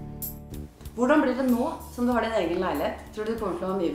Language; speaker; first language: Norwegian; native; Norwegian